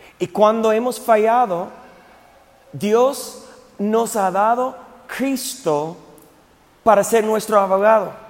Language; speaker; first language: Spanish; non-native, fluent; English